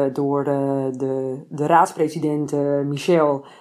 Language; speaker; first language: Dutch; native; Dutch